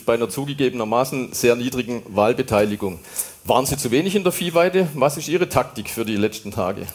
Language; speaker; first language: German; native; German